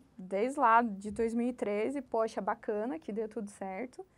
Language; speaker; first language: Portuguese; native; Portuguese